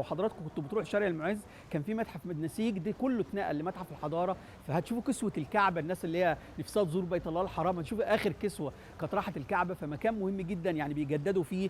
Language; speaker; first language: Egyptian Arabic; native; Egyptian Arabic